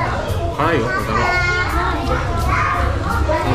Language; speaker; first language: Japanese; native; Japanese